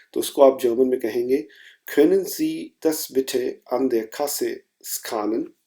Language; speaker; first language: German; non-native, fluent; Urdu